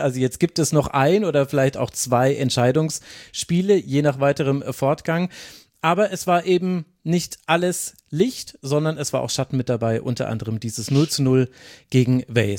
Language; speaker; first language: German; native; German